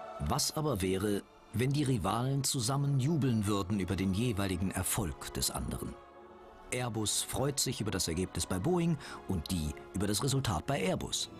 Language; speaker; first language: German; native; German